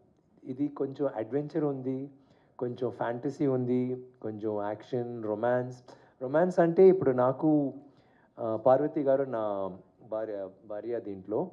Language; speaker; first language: Telugu; non-native, learner; Tamil